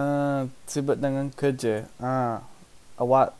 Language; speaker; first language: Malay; non-native, learner; English